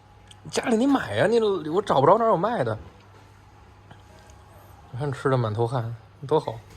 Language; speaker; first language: Chinese; native; Chinese